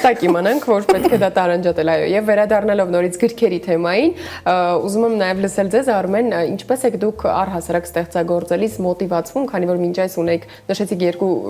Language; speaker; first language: Armenian; native; Armenian